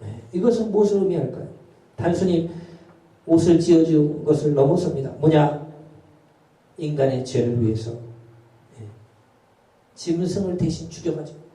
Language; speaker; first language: Korean; native; Korean